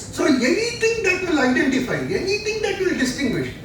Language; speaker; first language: English; non-native, local second language; Tamil